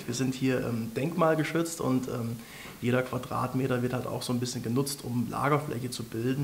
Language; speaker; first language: German; native; German